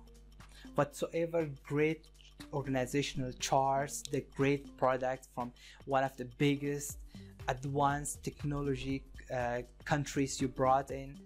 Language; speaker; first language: English; non-native, fluent; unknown